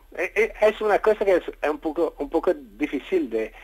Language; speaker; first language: Spanish; non-native, fluent; French